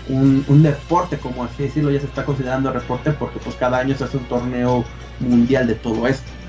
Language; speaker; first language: Spanish; native; Spanish